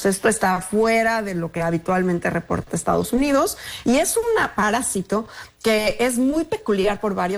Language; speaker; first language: Spanish; native; Spanish